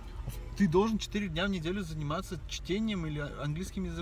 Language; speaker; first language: Russian; native; Russian